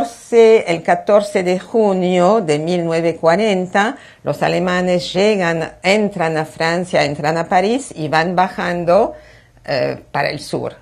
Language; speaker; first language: Spanish; non-native, fluent; French